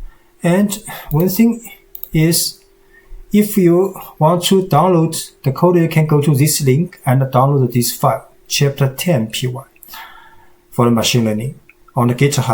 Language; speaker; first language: English; non-native, fluent; Chinese